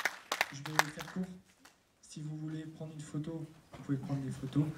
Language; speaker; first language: French; native; French